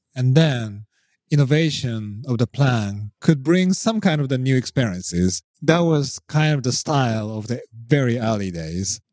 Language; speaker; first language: English; non-native, fluent; Japanese